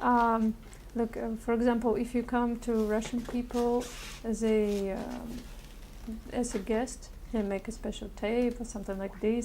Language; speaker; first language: English; non-native, learner; Russian